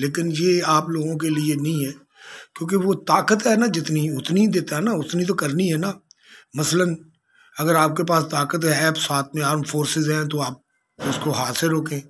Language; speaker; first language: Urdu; non-native, local second language; Punjabi